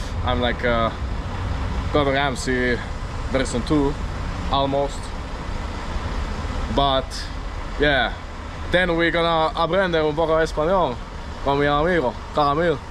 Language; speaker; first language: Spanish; non-native, learner; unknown